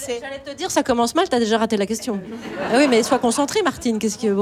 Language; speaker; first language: French; native; French